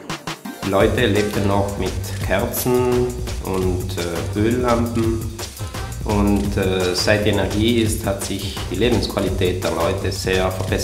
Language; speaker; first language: German; non-native, local second language; Italian